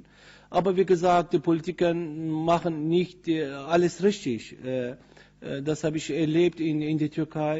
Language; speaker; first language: German; non-native, fluent; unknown